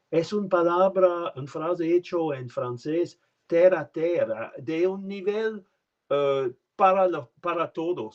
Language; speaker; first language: Spanish; non-native, learner; French